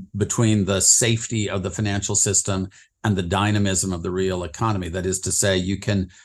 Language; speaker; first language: English; native; English